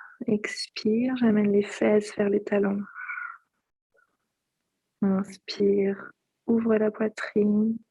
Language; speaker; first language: French; native; French